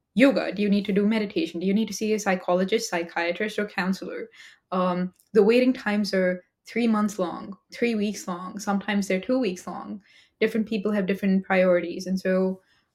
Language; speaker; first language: English; non-native, local second language; Hindi